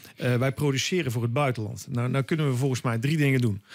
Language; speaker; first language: Dutch; native; Dutch